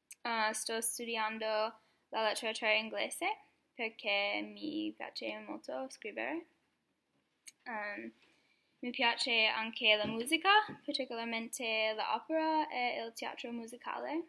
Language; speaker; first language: Italian; non-native, learner; English